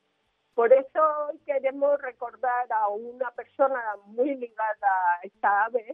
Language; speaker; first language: Spanish; native; Spanish